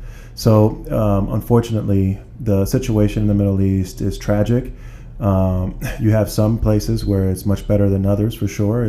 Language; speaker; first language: English; native; English